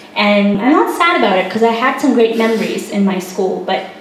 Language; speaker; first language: English; non-native, local second language; Hindi